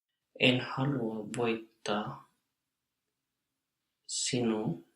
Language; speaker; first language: Finnish; non-native, learner; English